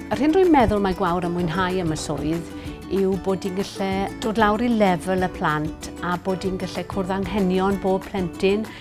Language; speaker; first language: Welsh; native; Welsh